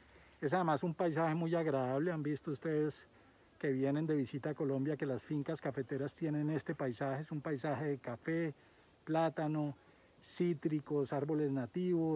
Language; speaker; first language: Spanish; native; Spanish